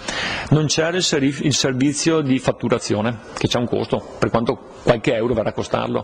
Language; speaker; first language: Italian; native; Italian